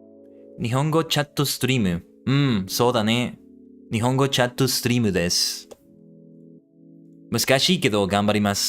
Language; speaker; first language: Japanese; non-native, learner; English